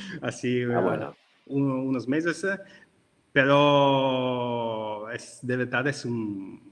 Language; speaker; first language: Spanish; non-native, learner; Italian